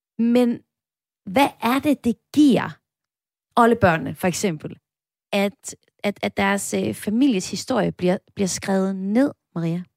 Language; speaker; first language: Danish; native; Danish